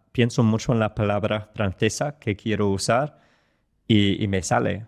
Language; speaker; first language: Spanish; non-native, fluent; English